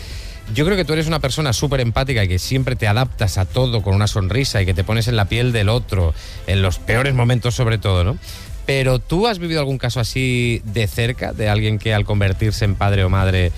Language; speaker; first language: Spanish; native; Spanish